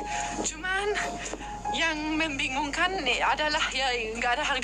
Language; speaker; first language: Indonesian; non-native, fluent; German